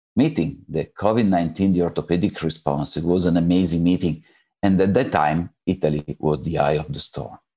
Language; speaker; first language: English; non-native, fluent; Italian